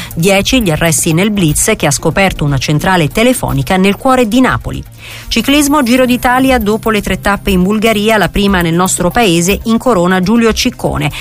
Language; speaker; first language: Italian; native; Italian